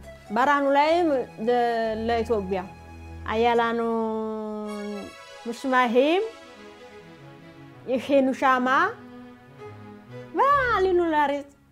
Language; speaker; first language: Hebrew; non-native, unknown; Amharic